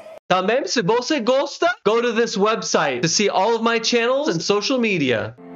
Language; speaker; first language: English; native; English